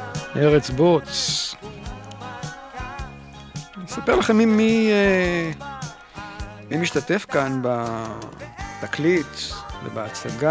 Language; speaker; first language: Hebrew; native; Hebrew